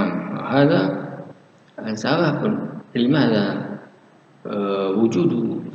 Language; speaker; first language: Arabic; non-native, fluent; Indonesian